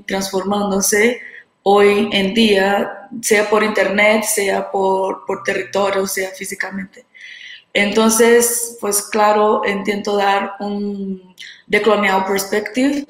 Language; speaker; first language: Spanish; non-native, fluent; Portuguese